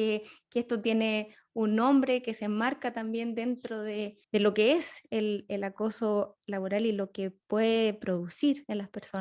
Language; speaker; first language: Spanish; native; Spanish